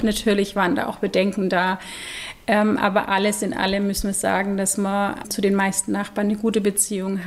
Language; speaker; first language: German; native; German